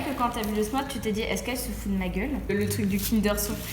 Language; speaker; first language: French; native; French